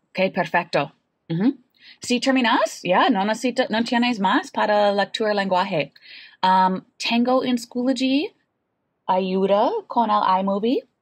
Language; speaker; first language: Spanish; non-native, fluent; English